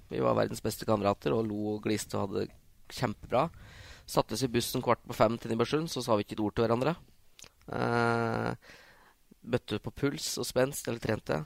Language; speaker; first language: Norwegian; native; Norwegian